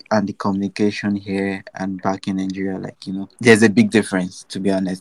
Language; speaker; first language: English; non-native, local second language; Yoruba